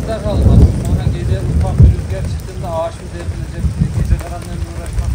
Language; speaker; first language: Turkish; native; Turkish